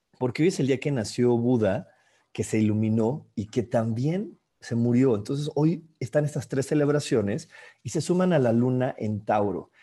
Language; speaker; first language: Spanish; native; Spanish